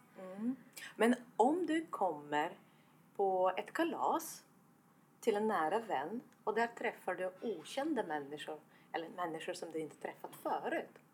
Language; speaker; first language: Swedish; non-native, fluent; Estonian